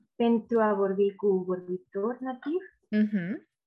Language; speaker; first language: Romanian; non-native, fluent; Spanish